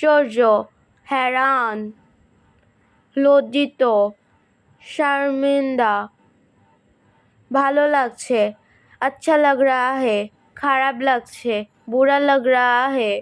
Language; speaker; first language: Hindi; non-native, learner; Bangla